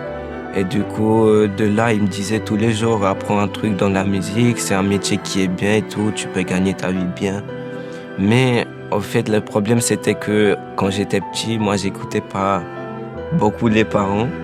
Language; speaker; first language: French; non-native, fluent; Albanian